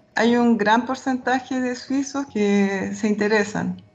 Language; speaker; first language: Spanish; native; Spanish